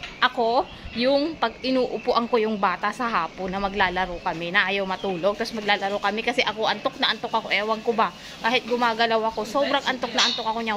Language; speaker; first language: Filipino; native; Filipino